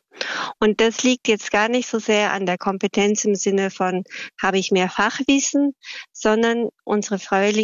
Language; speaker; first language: German; native; German